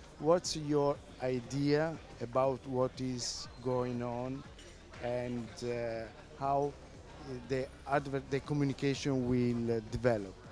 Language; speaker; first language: English; non-native, fluent; Italian